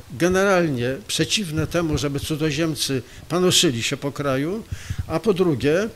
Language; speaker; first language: Polish; native; Polish